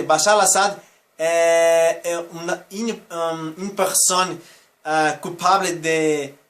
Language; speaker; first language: French; non-native, fluent; Portuguese